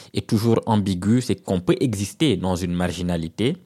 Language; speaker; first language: French; non-native, local second language; Serer